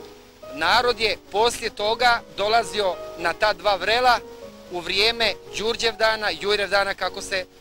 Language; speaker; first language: Bosnian; native; Bosnian